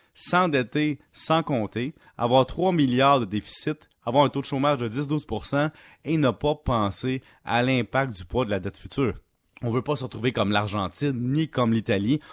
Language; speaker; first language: French; native; French